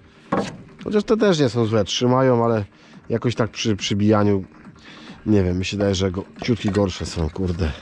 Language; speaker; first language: Polish; native; Polish